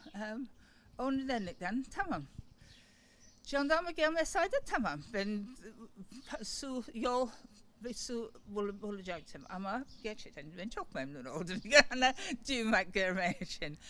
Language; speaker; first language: Turkish; non-native, learner; English